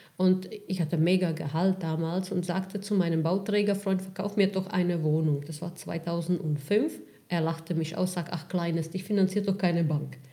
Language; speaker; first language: German; non-native, fluent; Czech